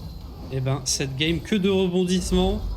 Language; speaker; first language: French; native; French